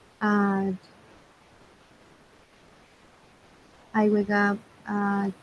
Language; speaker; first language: English; non-native, learner; Spanish